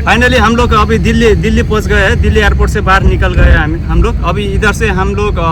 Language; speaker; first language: Hindi; non-native, learner; Nepali